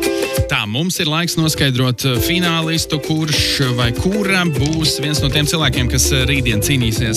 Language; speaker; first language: Latvian; native; Latvian